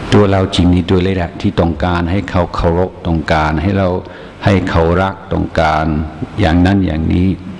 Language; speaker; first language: Thai; non-native, fluent; English